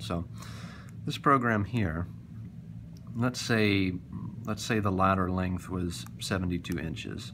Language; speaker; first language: English; native; English